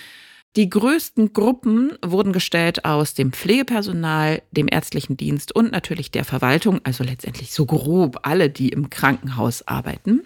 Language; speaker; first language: German; native; German